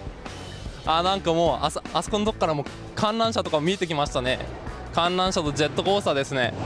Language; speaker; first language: Japanese; early bilingual, heritage; Japanese